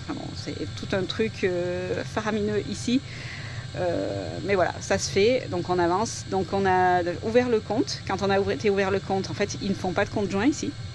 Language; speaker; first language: French; native; French